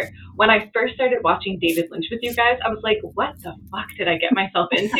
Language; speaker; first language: English; native; English